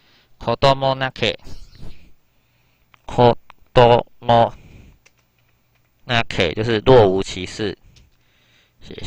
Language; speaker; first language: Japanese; non-native, fluent; Chinese